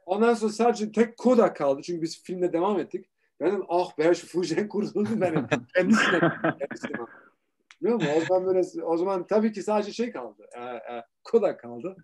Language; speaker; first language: Turkish; early bilingual, heritage; Turkish